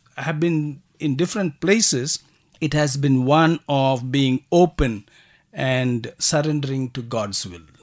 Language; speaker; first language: English; non-native, local second language; Tamil